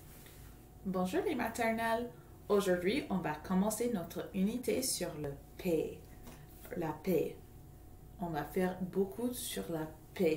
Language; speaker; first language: French; non-native, fluent; English